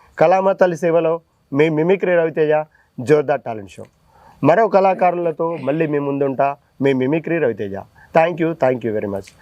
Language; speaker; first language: Telugu; native; Telugu